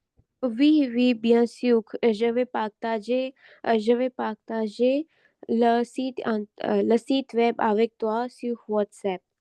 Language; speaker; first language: French; non-native, learner; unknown